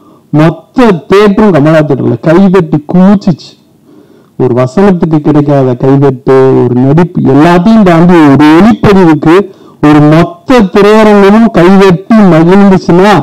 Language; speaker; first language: Tamil; native; Tamil